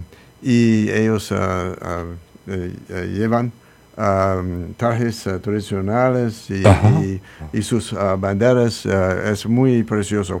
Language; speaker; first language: Spanish; non-native, learner; English